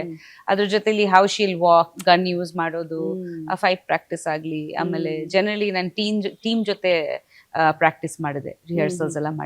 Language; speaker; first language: Kannada; non-native, local second language; Bangla